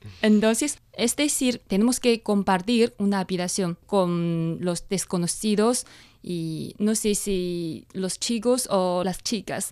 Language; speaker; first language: Spanish; non-native, fluent; Chinese